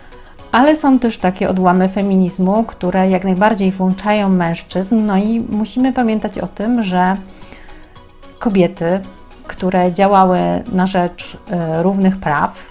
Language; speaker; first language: Polish; native; Polish